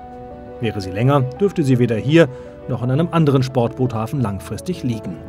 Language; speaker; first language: German; native; German